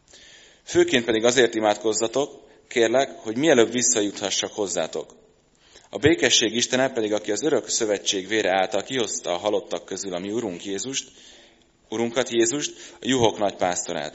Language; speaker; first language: Hungarian; native; Hungarian